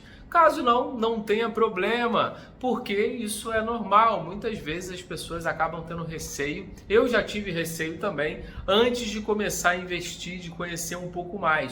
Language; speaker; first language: Portuguese; native; Portuguese